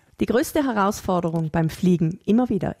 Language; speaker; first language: German; native; German